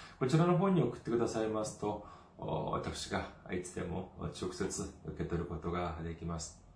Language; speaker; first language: Japanese; non-native, fluent; Korean